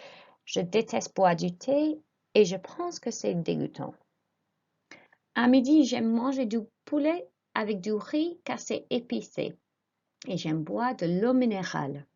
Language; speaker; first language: French; non-native, fluent; English